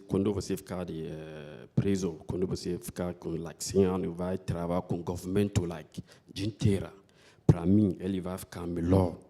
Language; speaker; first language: Portuguese; non-native, learner; English